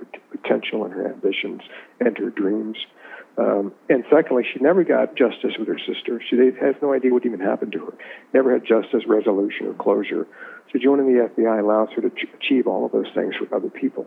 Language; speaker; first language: English; native; English